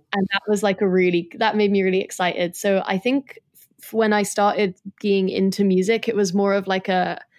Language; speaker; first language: English; native; English